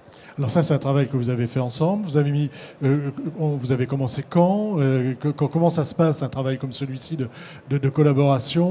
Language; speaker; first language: French; native; French